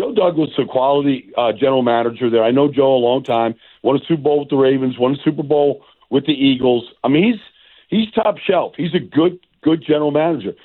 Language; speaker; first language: English; native; English